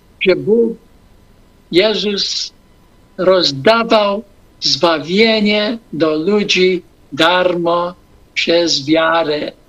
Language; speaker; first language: Polish; early bilingual, heritage; English